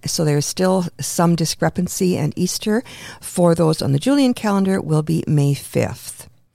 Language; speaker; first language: English; early bilingual, other home language; Ukrainian